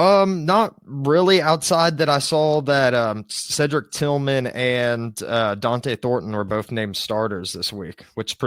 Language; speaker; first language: English; native; English